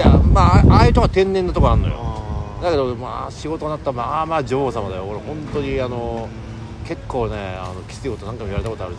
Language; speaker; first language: Japanese; native; Japanese